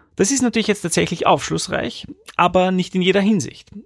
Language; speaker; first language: German; native; German